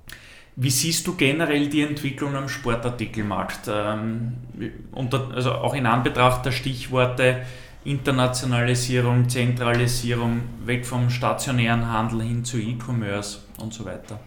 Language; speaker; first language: German; native; German